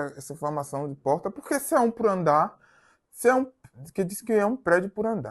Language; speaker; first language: Portuguese; native; Portuguese